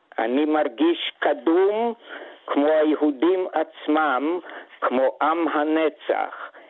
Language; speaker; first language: Hebrew; non-native, fluent; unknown